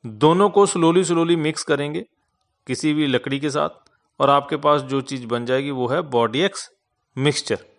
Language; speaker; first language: Hindi; non-native, local second language; Punjabi